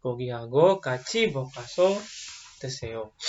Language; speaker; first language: Korean; non-native, fluent; Indonesian